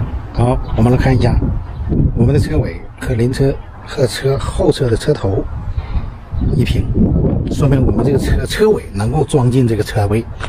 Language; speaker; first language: Chinese; native; Chinese